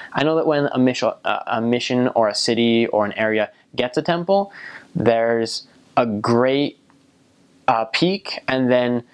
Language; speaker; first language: English; native; English